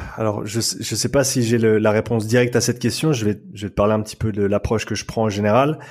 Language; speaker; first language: French; native; French